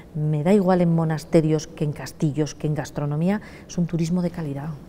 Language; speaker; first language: Spanish; native; Spanish